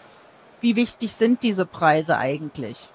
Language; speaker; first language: German; native; German